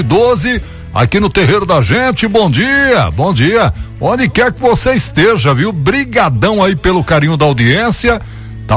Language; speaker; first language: Portuguese; native; Portuguese